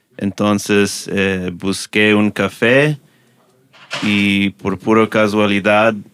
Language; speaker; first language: Spanish; non-native, fluent; English